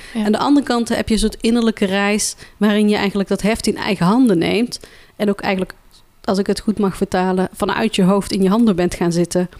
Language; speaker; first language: Dutch; early bilingual, other home language; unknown